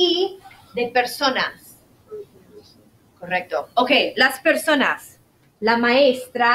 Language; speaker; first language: Spanish; non-native, fluent; English